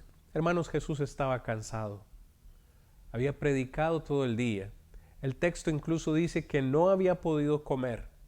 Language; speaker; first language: Spanish; native; Spanish